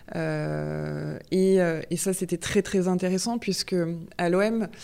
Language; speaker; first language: French; native; French